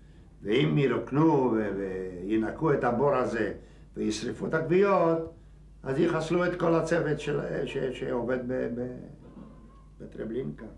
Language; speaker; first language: Hebrew; non-native, fluent; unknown